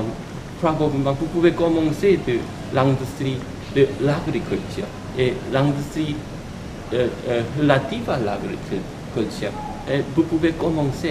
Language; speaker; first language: French; non-native, learner; Korean